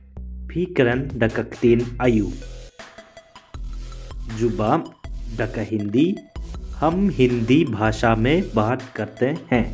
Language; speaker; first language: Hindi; non-native, local second language; Khasi